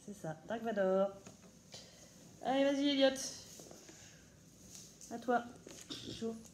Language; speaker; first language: French; native; French